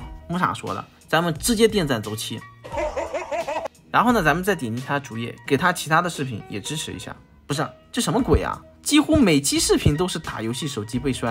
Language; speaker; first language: Chinese; native; Chinese